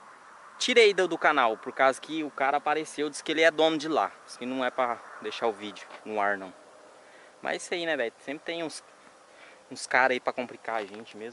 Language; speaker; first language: Portuguese; native; Portuguese